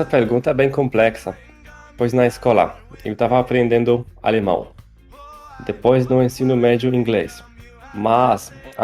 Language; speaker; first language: Portuguese; non-native, fluent; Polish